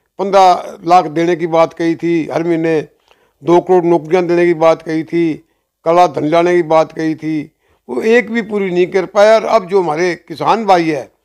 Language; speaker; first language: Hindi; native; Hindi